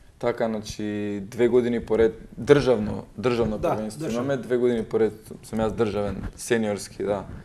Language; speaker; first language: Macedonian; native; Macedonian